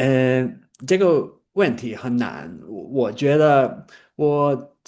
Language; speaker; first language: Chinese; non-native, learner; English